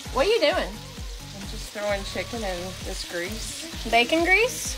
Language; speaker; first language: English; native; English